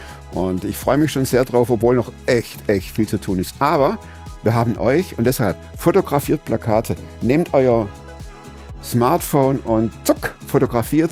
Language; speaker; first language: German; native; German